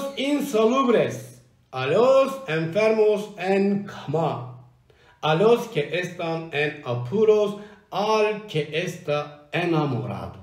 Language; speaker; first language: Spanish; non-native, learner; Turkish